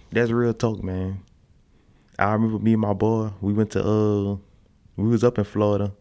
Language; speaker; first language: English; native; English